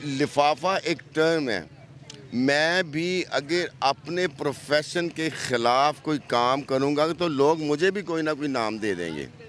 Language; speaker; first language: Urdu; non-native, local second language; Punjabi